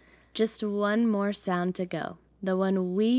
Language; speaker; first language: English; early bilingual, other home language; Russian